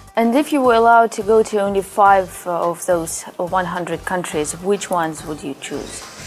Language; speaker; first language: English; non-native, fluent; Russian